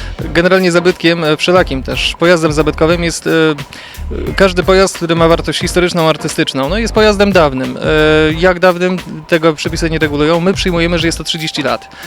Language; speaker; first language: Polish; native; Polish